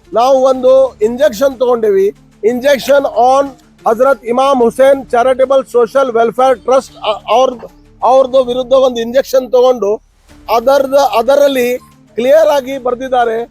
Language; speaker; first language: Kannada; non-native, local second language; Urdu